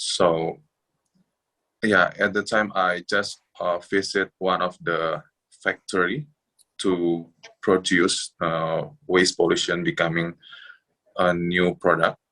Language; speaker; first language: English; non-native, fluent; Indonesian